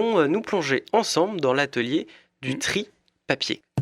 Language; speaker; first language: French; native; French